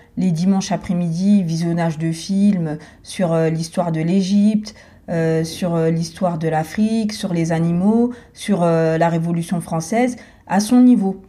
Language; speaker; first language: French; native; French